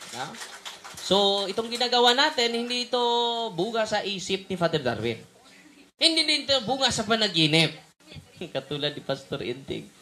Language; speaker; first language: Filipino; non-native, local second language; Cebuano